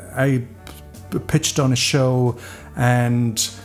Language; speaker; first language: English; native; English